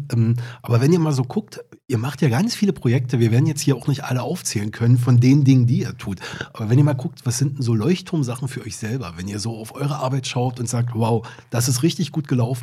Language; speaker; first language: German; native; German